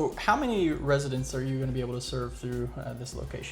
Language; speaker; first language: English; native; English